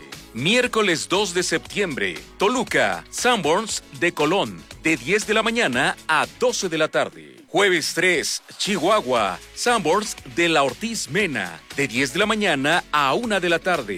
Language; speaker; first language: Spanish; native; Spanish